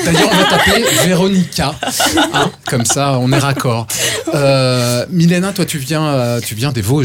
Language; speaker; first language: French; native; French